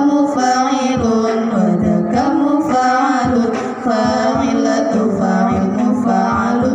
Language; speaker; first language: Arabic; non-native, learner; Indonesian